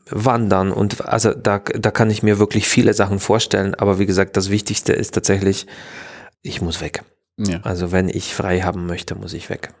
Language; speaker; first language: German; non-native, fluent; Polish